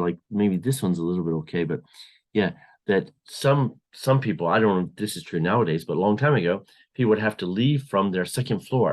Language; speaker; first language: English; non-native, fluent; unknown